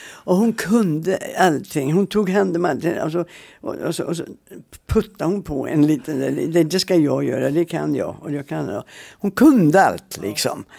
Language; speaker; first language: Swedish; native; Swedish